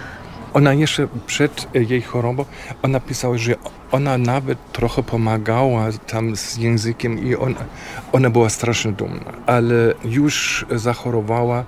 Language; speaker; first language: Polish; non-native, fluent; German